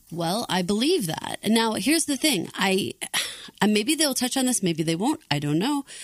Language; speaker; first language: English; native; English